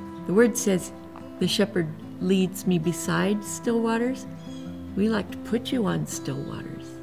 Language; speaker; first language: English; native; English